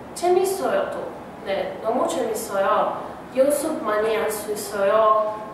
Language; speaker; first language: Korean; non-native, learner; Italian